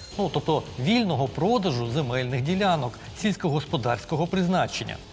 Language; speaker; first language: Ukrainian; native; Ukrainian